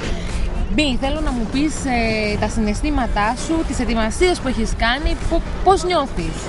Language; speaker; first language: Greek; native; Greek